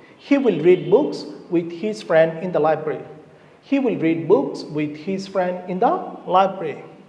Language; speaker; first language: English; non-native, local second language; Bangla